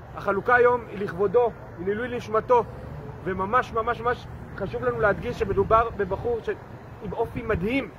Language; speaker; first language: Hebrew; native; Hebrew